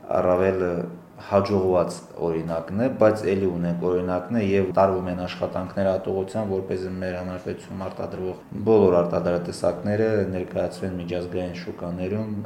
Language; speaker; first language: Armenian; native; Armenian